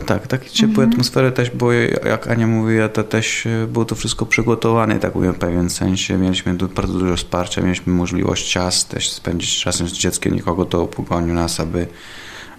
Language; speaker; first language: Polish; non-native, learner; Italian